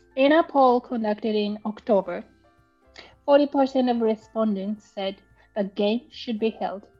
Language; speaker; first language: English; non-native, learner; Japanese